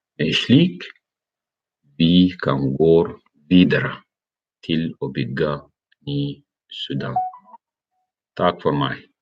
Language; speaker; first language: Norwegian; non-native, learner; Arabic